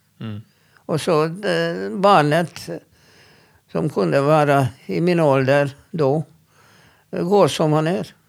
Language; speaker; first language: Swedish; non-native, fluent; Hungarian